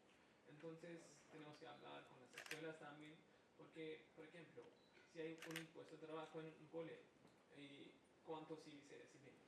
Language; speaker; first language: Spanish; non-native, fluent; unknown